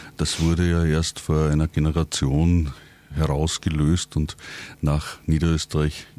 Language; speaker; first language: German; native; German